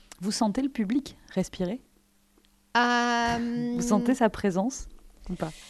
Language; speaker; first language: French; native; French